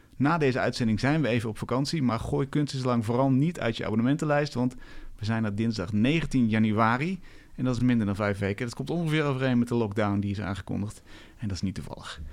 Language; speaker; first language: Dutch; native; Dutch